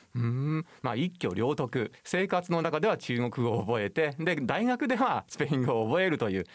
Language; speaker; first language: Japanese; native; Japanese